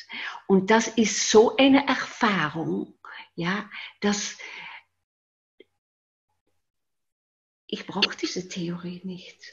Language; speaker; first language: German; non-native, fluent; Dutch